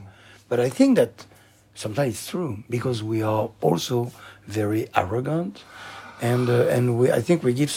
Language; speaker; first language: English; non-native, fluent; French